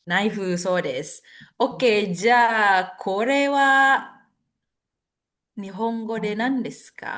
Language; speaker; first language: Japanese; non-native, fluent; Indonesian